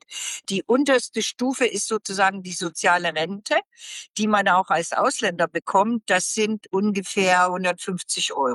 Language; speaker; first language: German; native; German